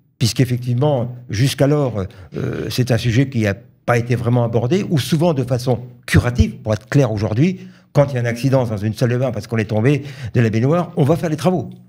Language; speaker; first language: French; native; French